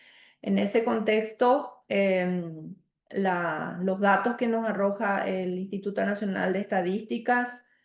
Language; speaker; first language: Spanish; native; Spanish